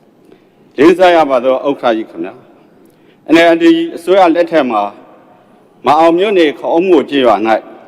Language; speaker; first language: Burmese; native; Burmese